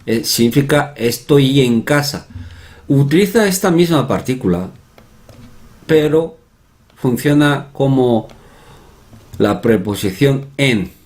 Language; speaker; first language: Spanish; non-native, fluent; Korean